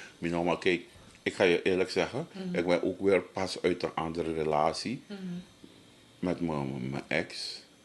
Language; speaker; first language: Dutch; native; Dutch